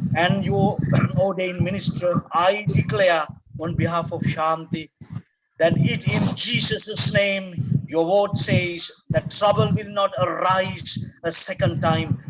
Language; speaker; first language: English; non-native, local second language; Sinhala